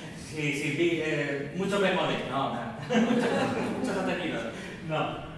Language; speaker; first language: Italian; non-native, learner; Spanish